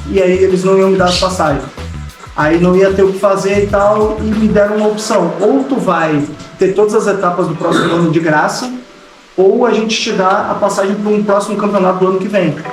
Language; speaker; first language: Portuguese; native; Portuguese